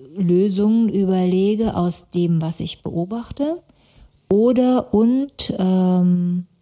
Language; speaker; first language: German; native; German